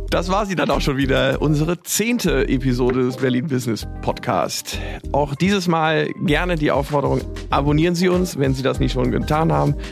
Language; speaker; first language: German; native; German